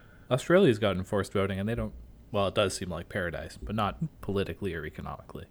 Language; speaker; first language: English; native; English